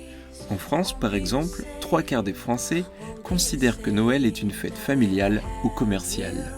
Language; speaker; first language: French; native; French